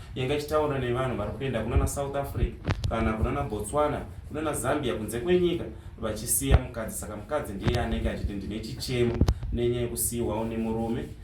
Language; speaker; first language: Shona; non-native, local second language; Tsonga